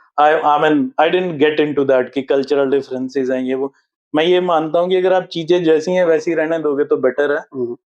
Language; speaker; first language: Hindi; native; Hindi